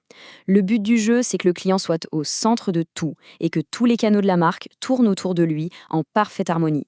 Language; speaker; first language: French; native; French